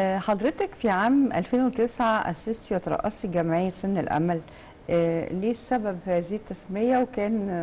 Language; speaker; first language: Arabic; native; Arabic